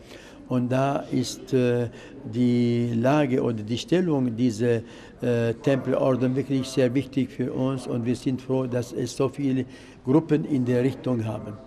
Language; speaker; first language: German; non-native, fluent; Arabic